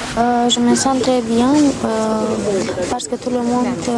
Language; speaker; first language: French; non-native, learner; Romanian